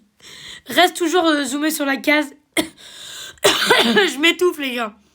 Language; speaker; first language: French; native; French